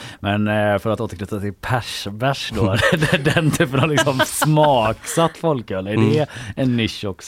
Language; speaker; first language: Swedish; native; Swedish